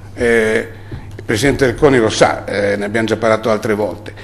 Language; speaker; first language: Italian; native; Italian